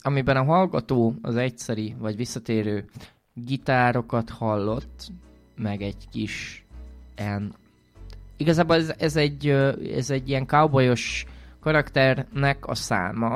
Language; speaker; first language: Hungarian; native; Hungarian